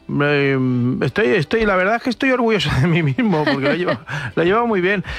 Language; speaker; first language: Spanish; native; Spanish